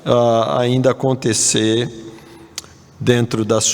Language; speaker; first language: Portuguese; native; Portuguese